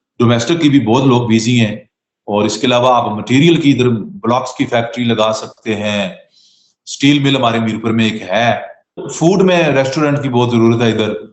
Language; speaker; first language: Urdu; non-native, local second language; Pahari-Potwari